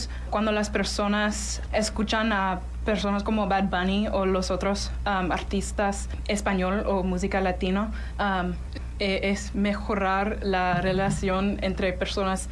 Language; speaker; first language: Spanish; non-native, learner; English